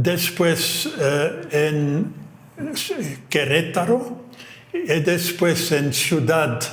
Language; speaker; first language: Spanish; non-native, fluent; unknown